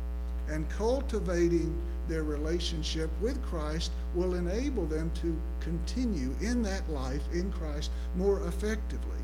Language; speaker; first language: English; native; English